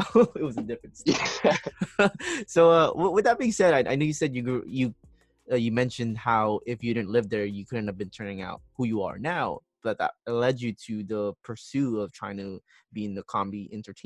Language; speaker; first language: English; non-native, local second language; Filipino